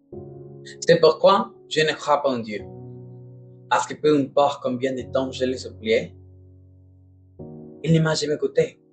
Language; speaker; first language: French; non-native, learner; Spanish